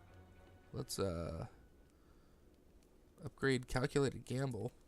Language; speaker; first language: English; native; English